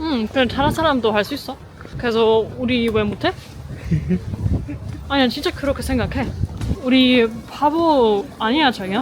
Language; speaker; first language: Korean; non-native, fluent; German